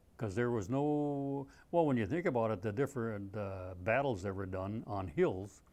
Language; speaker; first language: English; native; English